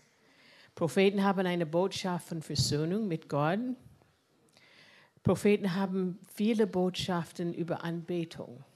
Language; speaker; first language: German; non-native, fluent; English